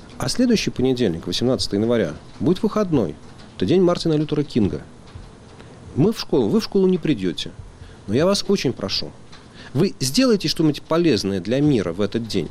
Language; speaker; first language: Russian; native; Russian